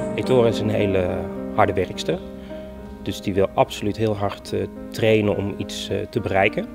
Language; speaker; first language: Dutch; native; Dutch